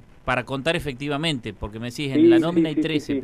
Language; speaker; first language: Spanish; native; Spanish